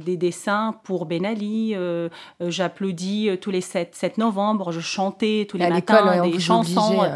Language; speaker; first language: French; non-native, local second language; Arabic